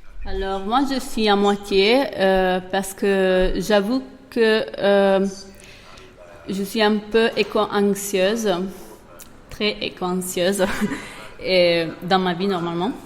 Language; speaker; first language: French; non-native, fluent; Italian